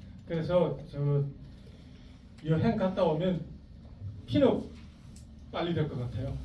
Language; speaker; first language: Korean; non-native, fluent; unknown